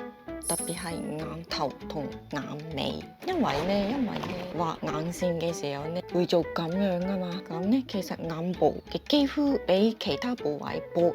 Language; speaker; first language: Cantonese; non-native, fluent; Japanese